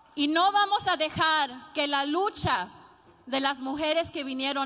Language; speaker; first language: Spanish; early bilingual, heritage; Spanish